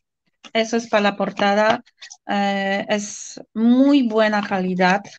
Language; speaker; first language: Spanish; non-native, fluent; Polish